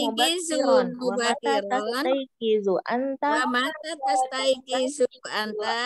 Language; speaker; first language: Arabic; non-native, learner; Indonesian